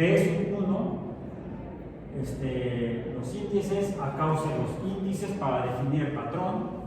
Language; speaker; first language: Spanish; native; Spanish